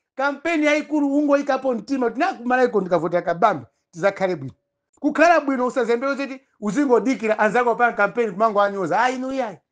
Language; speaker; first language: Nyanja; non-native, local second language; Tumbuka